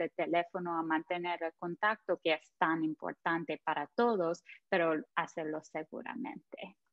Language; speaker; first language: Spanish; non-native, fluent; English